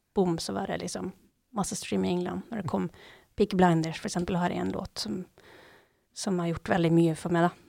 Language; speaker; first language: Norwegian; native; Norwegian